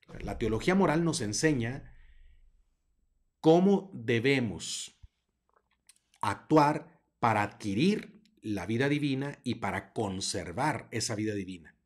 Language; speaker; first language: Spanish; native; Spanish